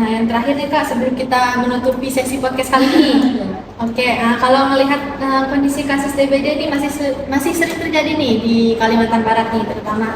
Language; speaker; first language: Indonesian; native; Indonesian